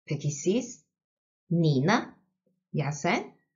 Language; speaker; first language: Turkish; non-native, fluent; Chinese